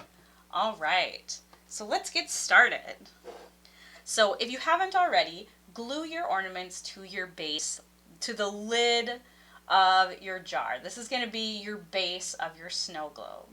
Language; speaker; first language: English; native; English